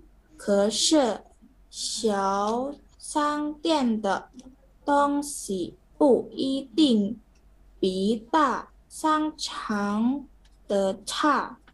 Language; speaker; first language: Chinese; non-native, learner; Indonesian